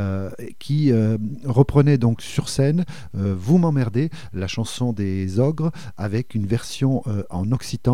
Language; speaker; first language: French; native; French